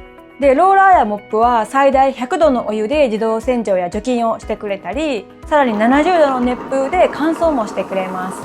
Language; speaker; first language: Japanese; native; Japanese